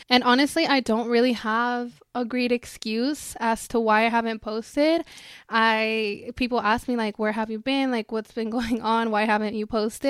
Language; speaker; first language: English; early bilingual, other home language; Spanish